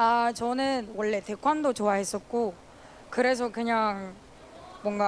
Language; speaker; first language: Korean; non-native, learner; English